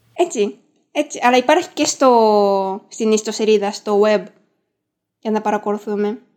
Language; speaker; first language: Greek; non-native, fluent; Japanese